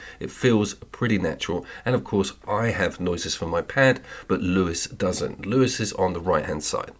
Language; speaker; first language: English; native; English